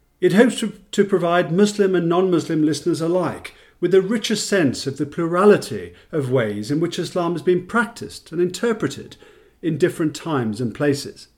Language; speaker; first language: English; native; English